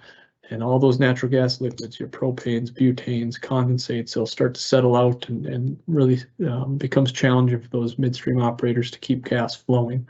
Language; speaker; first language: English; native; English